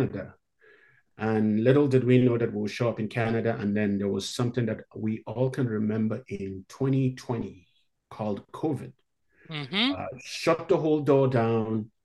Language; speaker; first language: English; non-native, local second language; Hausa